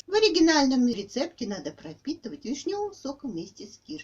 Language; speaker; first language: Russian; native; Russian